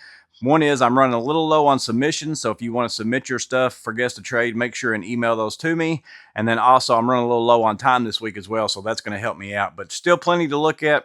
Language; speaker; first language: English; native; English